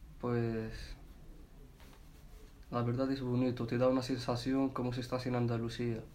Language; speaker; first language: Spanish; non-native, learner; Arabic